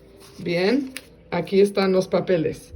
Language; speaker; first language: Spanish; non-native, fluent; English